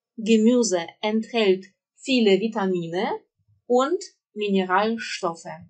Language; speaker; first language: German; non-native, fluent; Russian